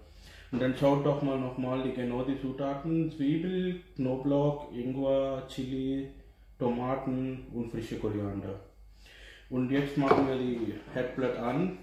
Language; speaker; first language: German; non-native, learner; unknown